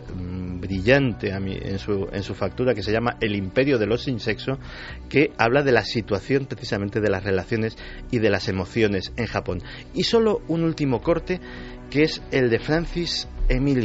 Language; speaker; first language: Spanish; native; Spanish